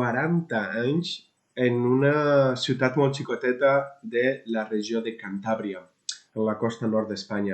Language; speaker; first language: Catalan; non-native, local second language; Spanish